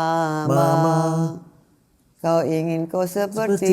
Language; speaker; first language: Indonesian; native; Indonesian